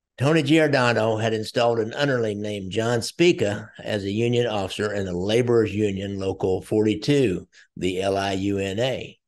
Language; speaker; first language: English; native; English